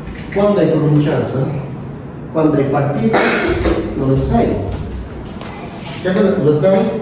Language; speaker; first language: Italian; non-native, learner; Bangla